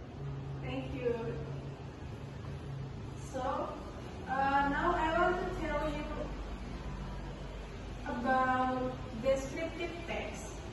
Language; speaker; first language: English; non-native, learner; Indonesian